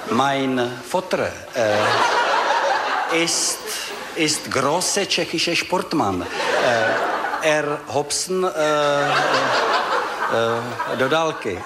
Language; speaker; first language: German; non-native, learner; Czech